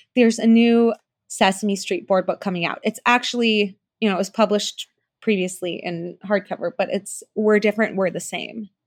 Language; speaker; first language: English; native; English